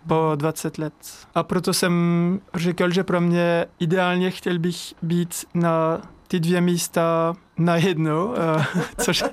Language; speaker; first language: Czech; non-native, learner; French